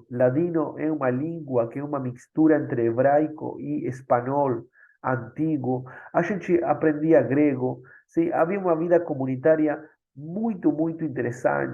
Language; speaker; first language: Portuguese; non-native, fluent; Spanish